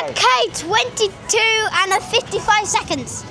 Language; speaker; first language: English; native; English